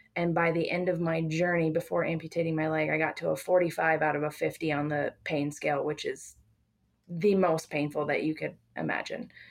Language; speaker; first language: English; native; English